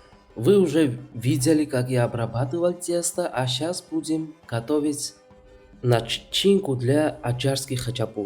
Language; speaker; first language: Russian; non-native, fluent; Georgian